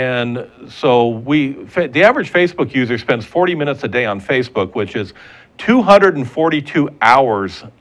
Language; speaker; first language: English; native; English